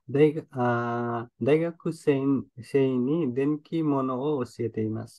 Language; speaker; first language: Japanese; non-native, learner; Nepali